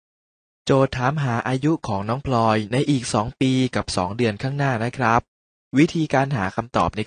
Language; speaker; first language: Thai; native; Thai